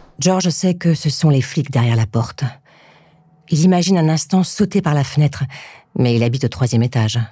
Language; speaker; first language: French; native; French